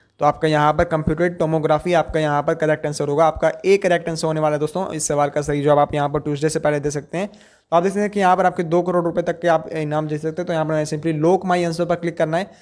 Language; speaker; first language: Hindi; native; Hindi